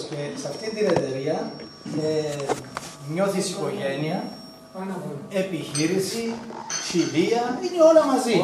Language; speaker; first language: Greek; native; Greek